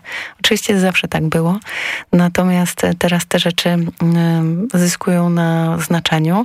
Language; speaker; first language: Polish; native; Polish